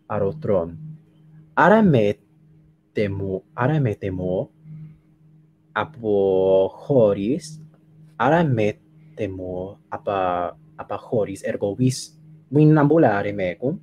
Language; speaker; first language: Greek; non-native, fluent; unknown